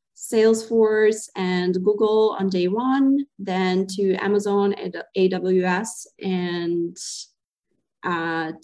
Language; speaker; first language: English; non-native, fluent; Ukrainian